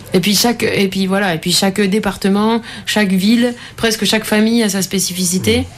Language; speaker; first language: French; native; French